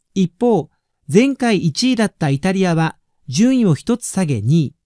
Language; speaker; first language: Japanese; native; Japanese